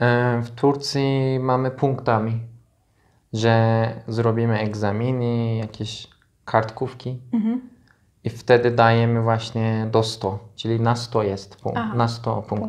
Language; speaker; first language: Polish; non-native, learner; Turkish